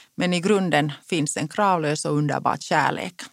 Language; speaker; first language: Swedish; non-native, local second language; Finnish